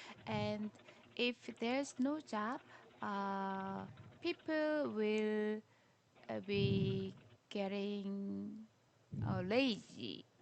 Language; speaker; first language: English; non-native, learner; Korean